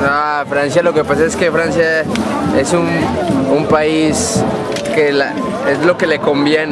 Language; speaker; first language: Spanish; native; Spanish